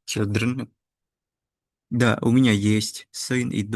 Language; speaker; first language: Russian; non-native, fluent; Indonesian